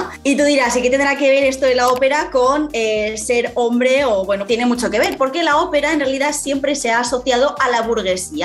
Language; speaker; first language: Spanish; native; Spanish